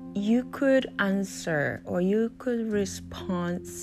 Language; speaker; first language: English; non-native, fluent; Japanese